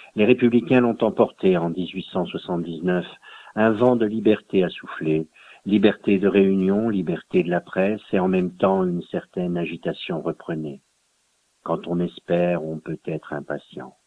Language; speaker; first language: French; native; French